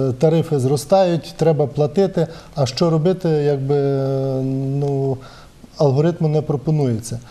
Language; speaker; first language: Ukrainian; native; Ukrainian